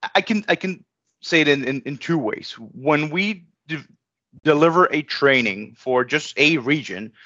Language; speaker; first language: English; non-native, fluent; Spanish